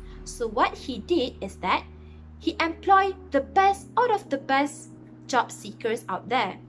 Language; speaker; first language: English; non-native, local second language; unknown